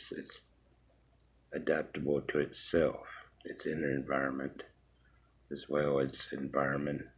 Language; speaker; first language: English; native; English